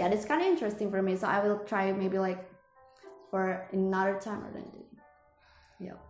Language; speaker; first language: English; non-native, learner; Indonesian